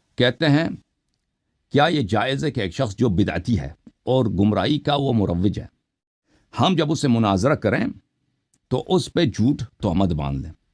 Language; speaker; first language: Urdu; early bilingual, heritage; Urdu